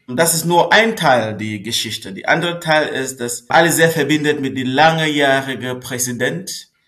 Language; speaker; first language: German; non-native, fluent; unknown